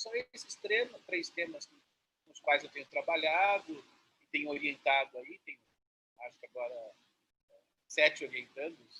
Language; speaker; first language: Portuguese; native; Portuguese